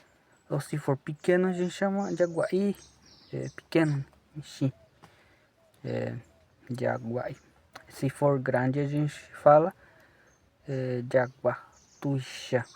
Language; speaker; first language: Portuguese; non-native, local second language; Guarani